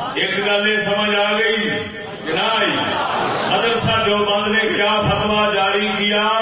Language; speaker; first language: Urdu; non-native, local second language; Punjabi